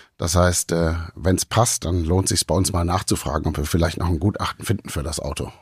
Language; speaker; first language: German; native; German